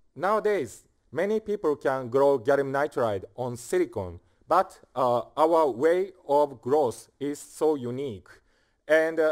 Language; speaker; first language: English; non-native, fluent; Japanese